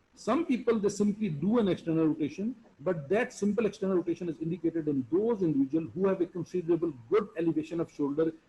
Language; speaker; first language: English; non-native, local second language; Urdu